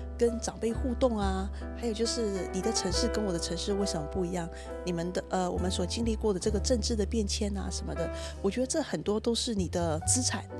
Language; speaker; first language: Chinese; native; Chinese